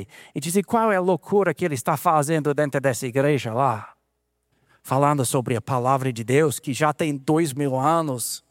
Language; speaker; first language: Portuguese; non-native, fluent; English